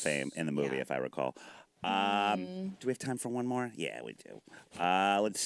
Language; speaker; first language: English; native; English